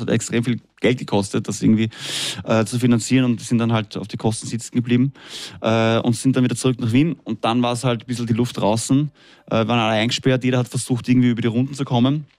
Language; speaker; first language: German; native; German